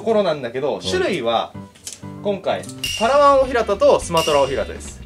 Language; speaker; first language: Japanese; native; Japanese